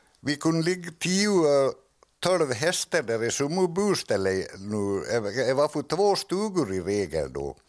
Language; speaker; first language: Swedish; native; Swedish